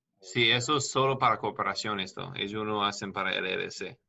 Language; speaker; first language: Spanish; non-native, learner; English